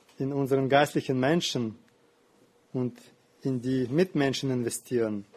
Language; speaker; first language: German; non-native, fluent; Russian